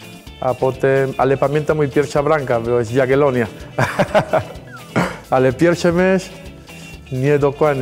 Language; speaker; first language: Polish; non-native, learner; Spanish